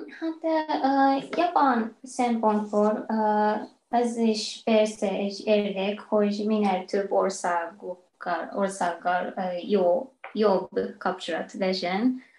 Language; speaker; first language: Hungarian; non-native, fluent; Japanese